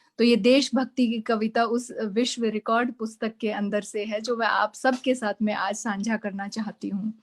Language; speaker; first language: Hindi; native; Hindi